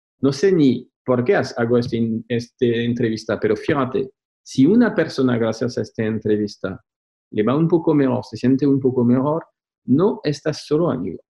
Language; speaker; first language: Spanish; non-native, fluent; French